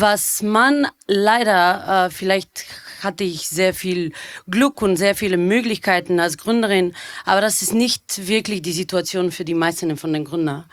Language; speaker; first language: German; non-native, fluent; Bulgarian